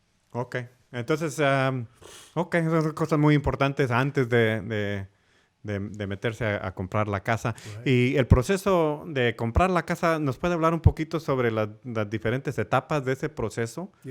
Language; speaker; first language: Spanish; early bilingual, heritage; Spanish